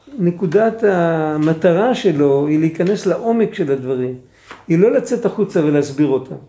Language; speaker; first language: Hebrew; non-native, fluent; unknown